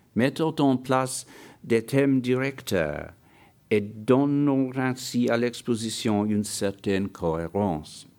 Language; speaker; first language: French; non-native, fluent; English